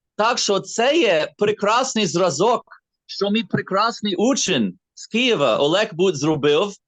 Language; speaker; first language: Ukrainian; early bilingual, heritage; Ukrainian